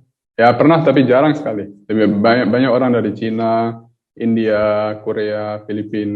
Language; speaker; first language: Indonesian; early bilingual, heritage; German